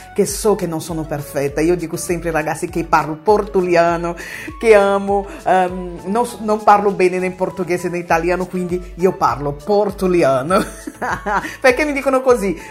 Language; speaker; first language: Italian; non-native, fluent; Portuguese